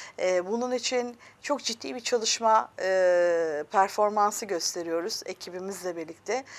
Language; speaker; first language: Turkish; early bilingual, heritage; Turkish